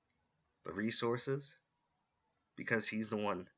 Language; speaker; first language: English; native; English